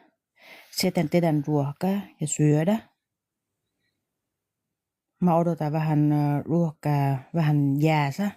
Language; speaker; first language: Finnish; non-native, learner; Vietnamese